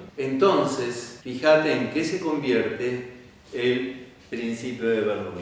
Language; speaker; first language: Spanish; native; Spanish